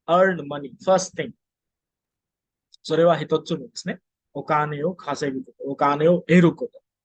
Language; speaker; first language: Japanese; non-native, fluent; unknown